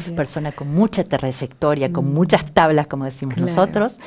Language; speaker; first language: Spanish; native; Spanish